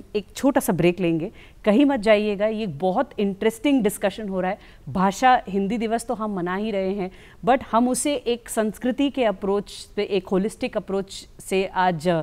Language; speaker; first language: Hindi; native; Hindi